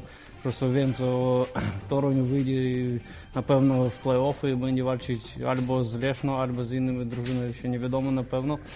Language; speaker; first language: Polish; non-native, learner; Russian